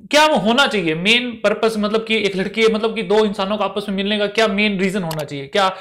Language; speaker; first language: Hindi; native; Hindi